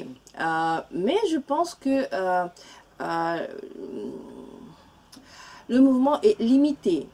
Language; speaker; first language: French; non-native, learner; Russian